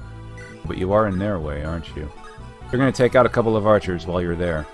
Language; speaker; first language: English; native; English